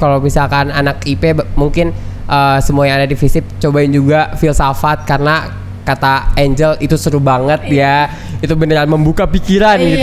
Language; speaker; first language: Indonesian; native; Indonesian